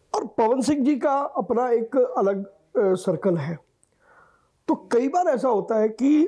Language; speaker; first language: Hindi; native; Hindi